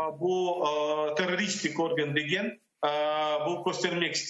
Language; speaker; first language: Turkish; non-native, learner; Crimean Tatar